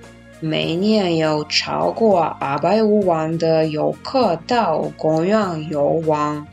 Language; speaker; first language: Chinese; non-native, learner; Russian